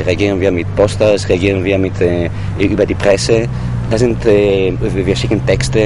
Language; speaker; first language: German; non-native, fluent; Greek